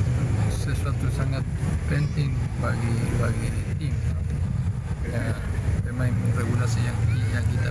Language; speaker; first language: Indonesian; non-native, fluent; Spanish